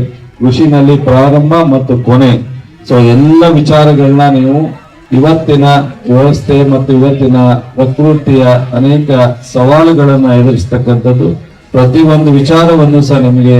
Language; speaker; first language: Kannada; native; Kannada